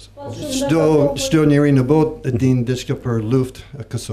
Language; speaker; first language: Albanian; non-native, learner; English